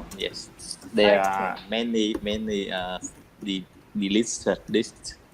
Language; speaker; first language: English; non-native, learner; Vietnamese